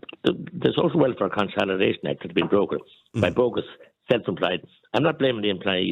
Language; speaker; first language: English; native; English